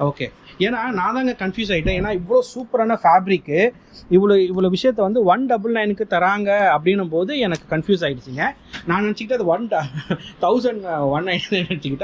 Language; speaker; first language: Tamil; native; Tamil